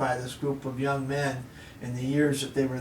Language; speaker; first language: English; native; English